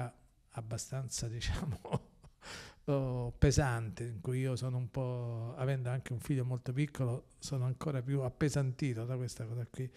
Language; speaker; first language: Italian; native; Italian